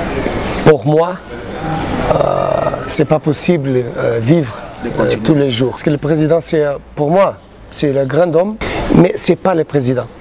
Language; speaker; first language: French; non-native, learner; Portuguese